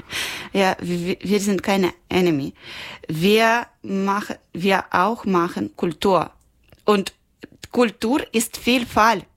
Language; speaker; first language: German; non-native, learner; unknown